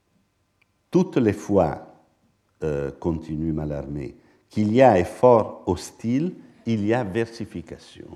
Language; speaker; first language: French; non-native, fluent; Italian